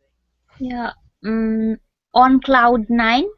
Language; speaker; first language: English; non-native, local second language; Hindi